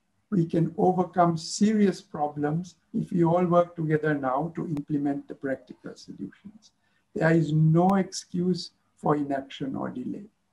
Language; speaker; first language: English; non-native, local second language; Sinhala